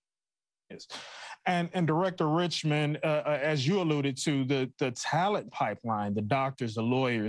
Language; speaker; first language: English; native; English